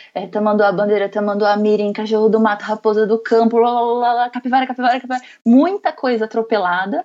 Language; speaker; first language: Portuguese; native; Portuguese